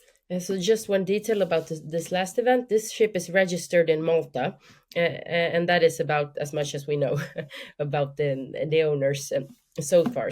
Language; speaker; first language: English; non-native, fluent; Swedish